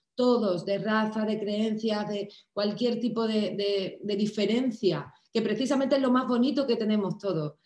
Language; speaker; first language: Spanish; native; Spanish